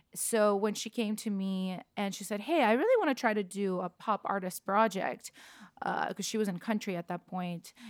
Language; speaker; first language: English; non-native, fluent; Russian